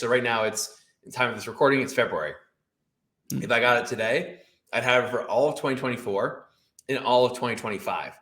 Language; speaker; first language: English; native; English